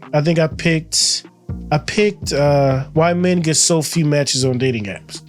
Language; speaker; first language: English; native; English